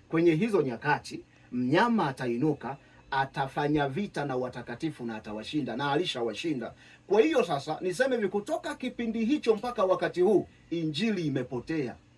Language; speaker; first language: Swahili; native; Swahili